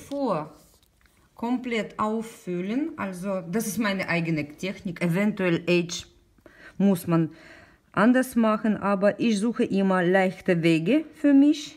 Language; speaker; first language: German; non-native, learner; Russian